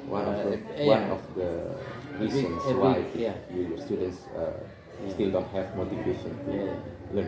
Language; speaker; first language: English; non-native, learner; Indonesian